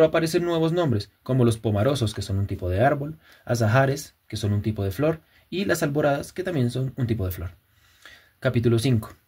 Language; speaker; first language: Spanish; native; Spanish